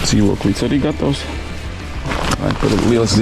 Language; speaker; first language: Latvian; native; Latvian